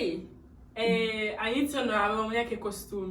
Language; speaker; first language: Italian; early bilingual, other home language; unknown